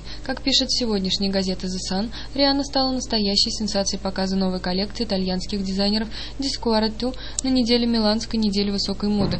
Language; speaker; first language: Russian; native; Russian